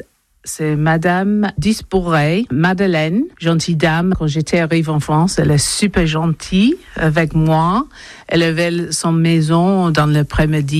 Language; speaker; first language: French; non-native, learner; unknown